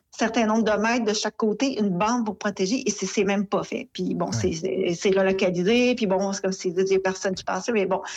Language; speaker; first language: French; native; French